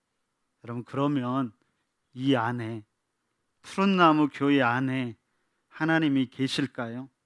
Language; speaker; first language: Korean; native; Korean